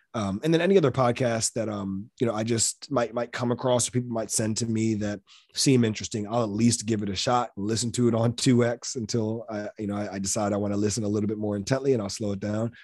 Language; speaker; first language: English; native; English